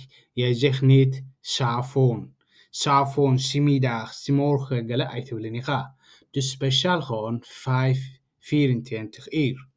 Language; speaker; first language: Dutch; non-native, fluent; Tigrinya